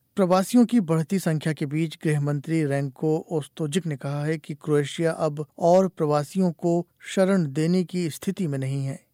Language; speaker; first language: Hindi; native; Hindi